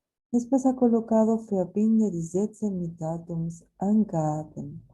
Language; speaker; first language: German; non-native, fluent; Spanish